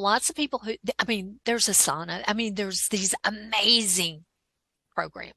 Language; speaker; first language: English; native; English